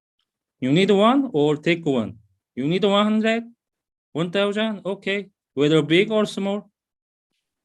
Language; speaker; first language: English; non-native, fluent; Korean